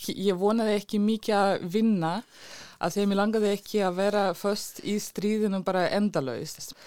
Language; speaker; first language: Icelandic; non-native, fluent; Ukrainian